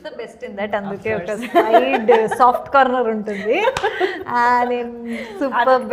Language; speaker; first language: Telugu; non-native, learner; Kannada